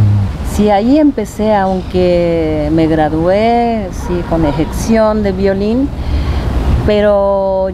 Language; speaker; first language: Spanish; non-native, fluent; Japanese